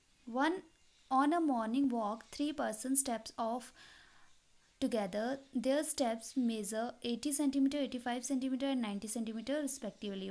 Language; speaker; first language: English; non-native, local second language; Hindi